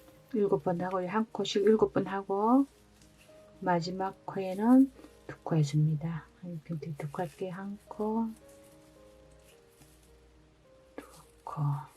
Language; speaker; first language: Korean; native; Korean